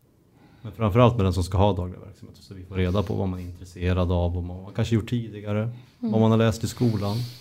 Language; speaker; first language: Swedish; native; Swedish